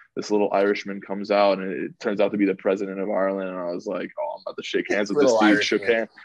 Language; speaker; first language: English; native; English